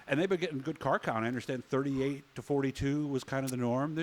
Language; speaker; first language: English; native; English